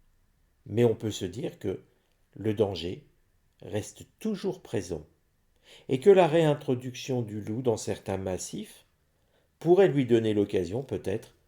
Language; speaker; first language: French; native; French